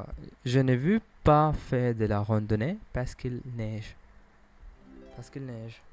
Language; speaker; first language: French; non-native, learner; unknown